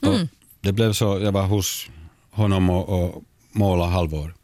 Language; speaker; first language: Swedish; non-native, local second language; Finnish